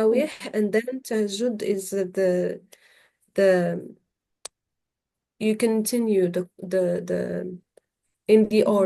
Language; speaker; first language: English; non-native, fluent; Arabic